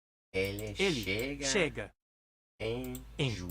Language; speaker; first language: Portuguese; non-native, learner; English